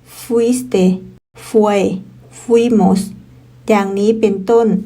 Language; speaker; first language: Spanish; non-native, fluent; Thai